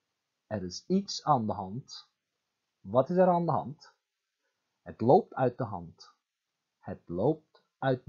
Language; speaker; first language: Dutch; non-native, fluent; Turkish